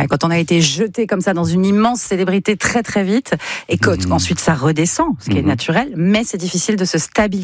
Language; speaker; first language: French; native; French